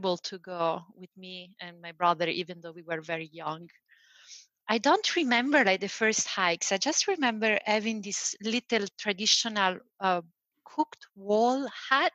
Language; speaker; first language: English; non-native, fluent; Italian